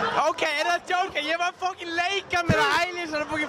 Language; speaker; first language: Icelandic; native; Icelandic